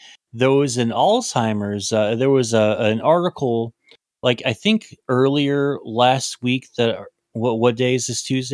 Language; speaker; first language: English; native; English